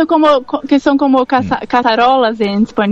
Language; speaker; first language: Spanish; non-native, learner; Portuguese